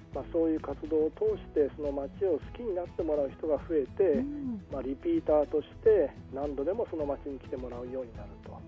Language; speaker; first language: Japanese; native; Japanese